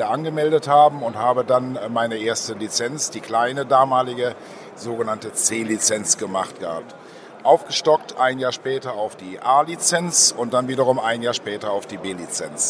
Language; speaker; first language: German; native; German